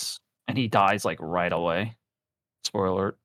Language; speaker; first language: English; native; English